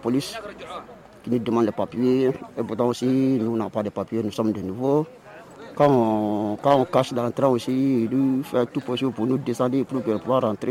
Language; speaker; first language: French; non-native, learner; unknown